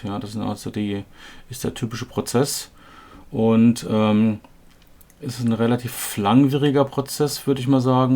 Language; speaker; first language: German; native; German